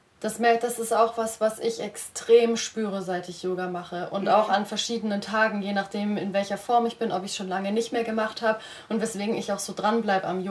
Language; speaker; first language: German; native; German